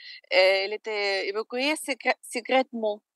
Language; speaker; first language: French; non-native, fluent; Russian